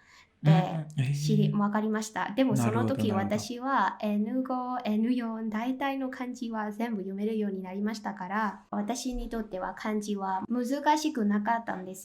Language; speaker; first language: Japanese; non-native, fluent; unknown